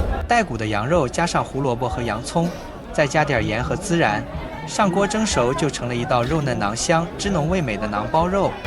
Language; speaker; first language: Chinese; native; Chinese